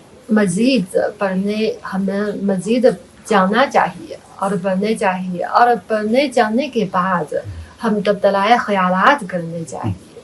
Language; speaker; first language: Hindi; non-native, fluent; Chinese